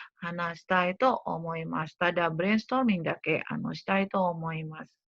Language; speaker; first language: Japanese; non-native, fluent; Indonesian